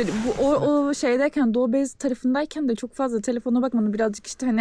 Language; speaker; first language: Turkish; native; Turkish